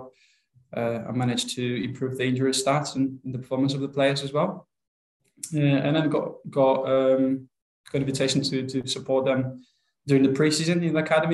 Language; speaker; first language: English; non-native, fluent; Polish